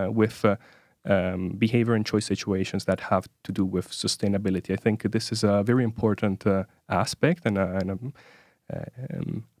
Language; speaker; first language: English; non-native, fluent; Italian